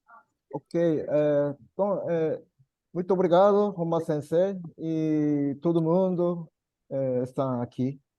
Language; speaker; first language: Portuguese; non-native, learner; Japanese